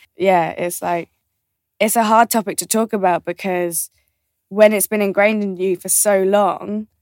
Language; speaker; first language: English; native; English